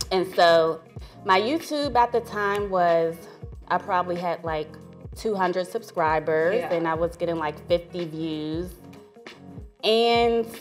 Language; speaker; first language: English; native; English